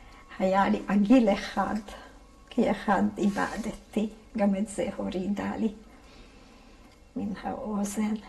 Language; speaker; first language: Hebrew; non-native, fluent; Hungarian